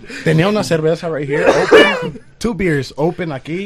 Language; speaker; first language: Spanish; early bilingual, heritage; Spanish